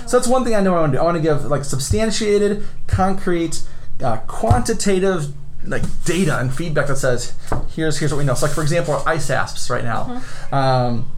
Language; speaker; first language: English; native; English